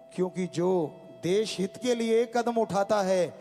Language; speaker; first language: Hindi; non-native, local second language; Punjabi